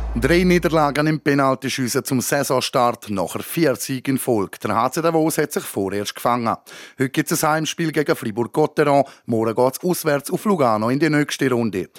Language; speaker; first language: German; native; German